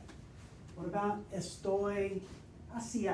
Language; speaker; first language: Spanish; non-native, fluent; English